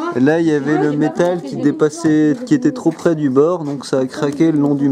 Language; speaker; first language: French; native; French